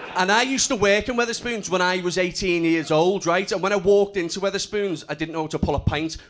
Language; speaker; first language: English; native; English